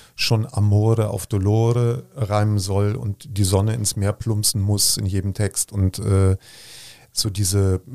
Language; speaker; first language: German; native; German